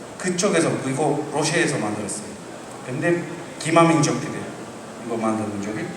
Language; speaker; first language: Korean; non-native, fluent; Turkish